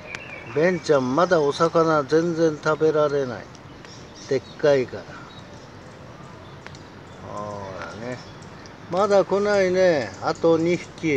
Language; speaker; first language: Japanese; native; Japanese